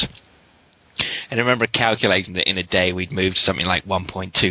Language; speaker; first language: English; native; English